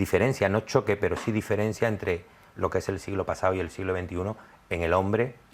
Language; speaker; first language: Spanish; native; Spanish